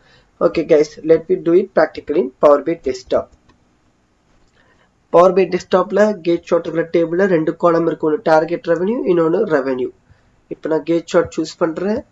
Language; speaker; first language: Tamil; native; Tamil